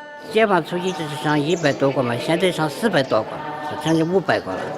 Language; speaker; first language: Chinese; native; Chinese